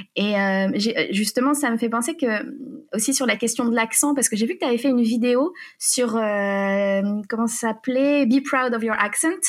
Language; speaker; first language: French; native; French